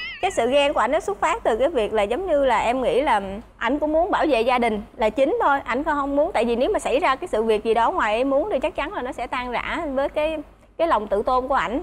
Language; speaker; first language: Vietnamese; native; Vietnamese